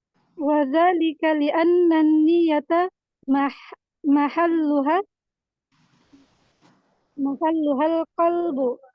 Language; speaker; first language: Arabic; non-native, learner; Indonesian